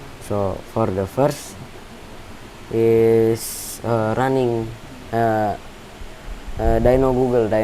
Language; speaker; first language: English; non-native, learner; Indonesian